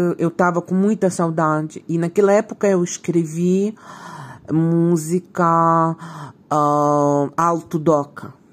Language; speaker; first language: Portuguese; non-native, fluent; Ukrainian